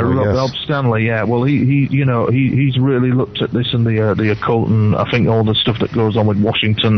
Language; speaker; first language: English; native; English